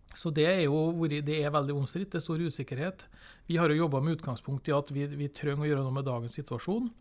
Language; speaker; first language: Norwegian; native; Norwegian